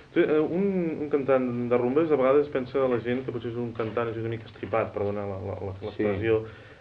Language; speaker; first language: Catalan; native; Catalan